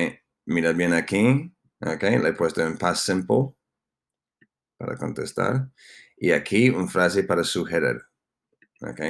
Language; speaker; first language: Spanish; non-native, fluent; English